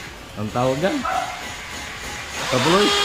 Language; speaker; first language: Filipino; native; Filipino